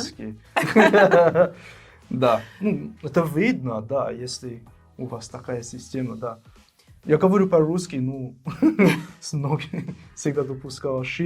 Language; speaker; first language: Russian; non-native, fluent; English